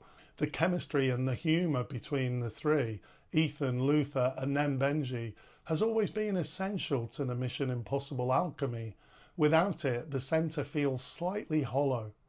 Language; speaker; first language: English; native; English